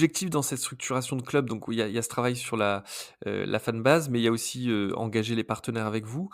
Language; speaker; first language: French; native; French